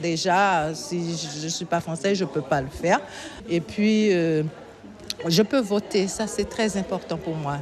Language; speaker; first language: French; non-native, local second language; Haitian Creole